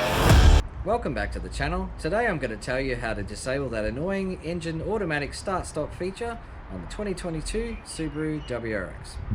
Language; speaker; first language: English; native; English